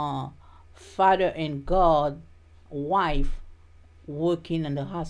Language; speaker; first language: English; non-native, learner; Haitian Creole